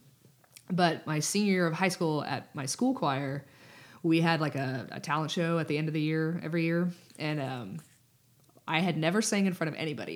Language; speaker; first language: English; native; English